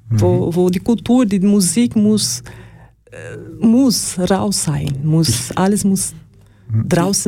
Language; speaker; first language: German; non-native, learner; Portuguese